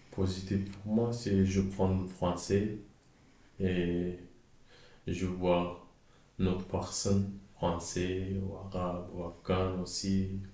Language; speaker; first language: French; non-native, learner; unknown